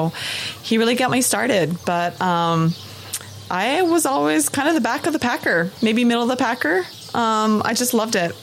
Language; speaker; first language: English; native; English